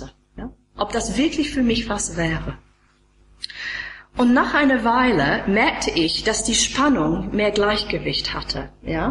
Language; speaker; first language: German; non-native, fluent; English